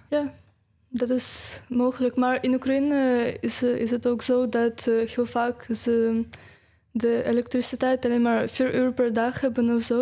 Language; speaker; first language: Dutch; non-native, fluent; Ukrainian